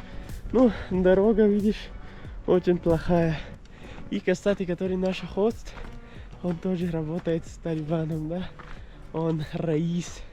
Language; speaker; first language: Russian; non-native, learner; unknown